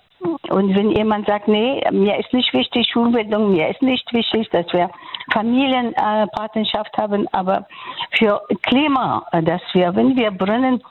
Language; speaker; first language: German; non-native, learner; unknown